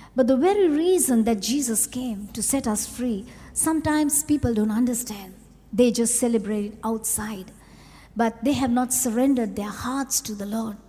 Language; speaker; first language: English; non-native, local second language; Sinhala